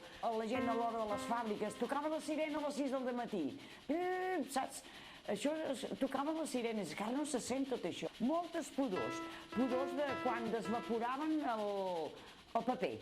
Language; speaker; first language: Catalan; native; Catalan